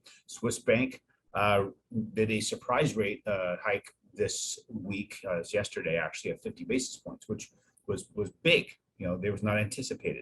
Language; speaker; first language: English; native; English